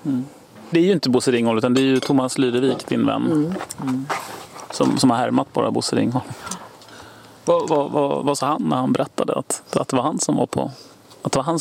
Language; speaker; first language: Swedish; native; Swedish